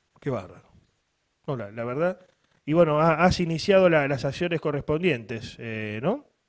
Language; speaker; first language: Spanish; native; Spanish